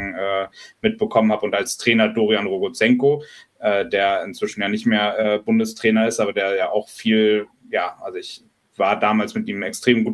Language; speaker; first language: German; native; German